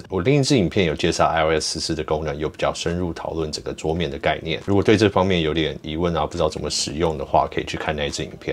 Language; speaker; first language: Chinese; native; Chinese